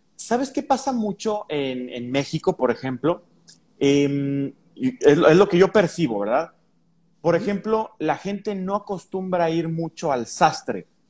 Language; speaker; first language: Spanish; native; Spanish